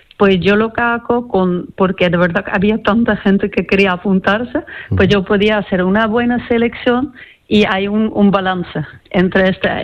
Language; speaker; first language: Spanish; non-native, fluent; Dutch